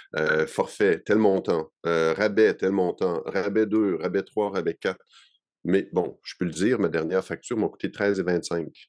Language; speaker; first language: French; native; French